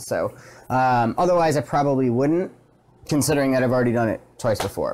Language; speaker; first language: English; native; English